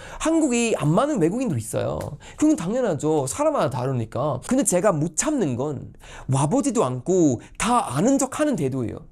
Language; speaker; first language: Korean; non-native, fluent; Swedish